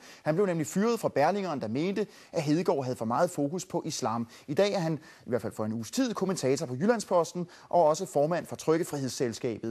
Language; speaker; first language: Danish; native; Danish